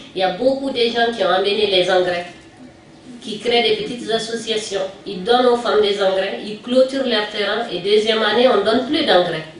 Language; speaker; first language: French; non-native, local second language; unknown